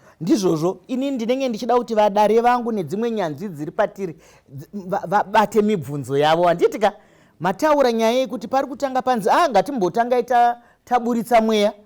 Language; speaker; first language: Shona; native; Shona